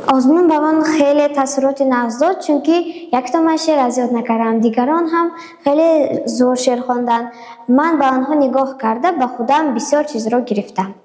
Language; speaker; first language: Tajik; non-native, local second language; Kyrgyz